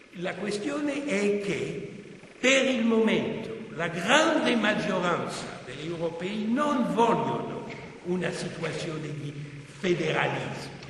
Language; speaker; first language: Italian; non-native, fluent; French